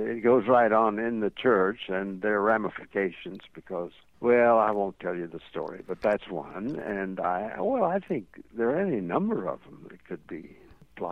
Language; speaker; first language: English; native; English